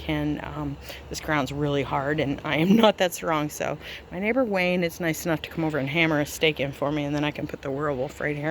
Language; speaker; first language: English; native; English